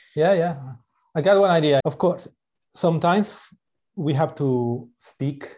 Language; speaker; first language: English; non-native, fluent; Spanish